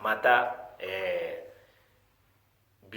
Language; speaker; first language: Japanese; non-native, fluent; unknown